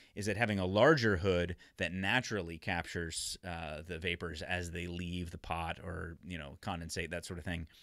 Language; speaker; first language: English; native; English